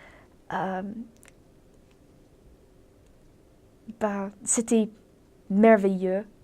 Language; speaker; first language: French; non-native, fluent; English